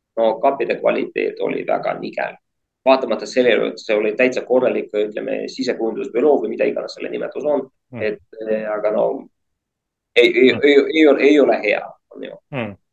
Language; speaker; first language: Estonian; non-native, local second language; Russian